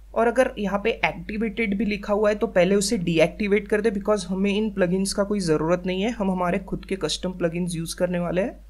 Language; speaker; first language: Hindi; native; Hindi